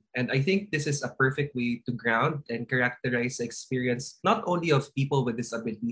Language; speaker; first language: English; non-native, local second language; Hiligaynon